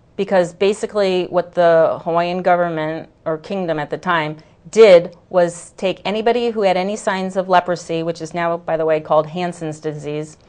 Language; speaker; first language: English; native; English